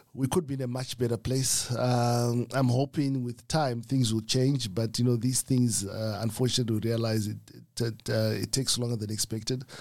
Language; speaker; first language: English; non-native, local second language; Shona